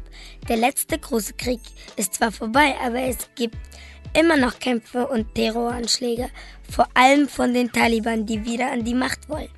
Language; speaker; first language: German; early bilingual, other home language; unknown